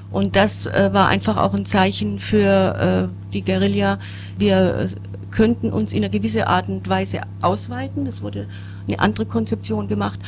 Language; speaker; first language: German; native; German